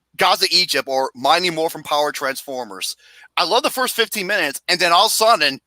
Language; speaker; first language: English; native; English